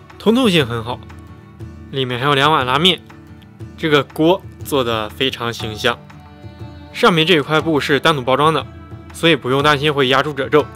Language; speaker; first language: Chinese; native; Chinese